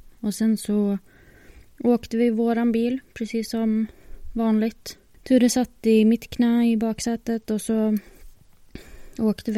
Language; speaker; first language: Swedish; native; Swedish